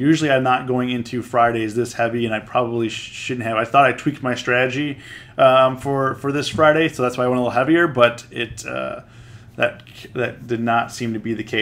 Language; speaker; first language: English; native; English